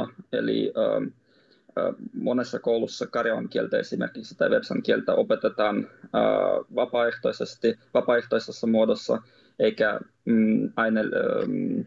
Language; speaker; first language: Finnish; non-native, fluent; Russian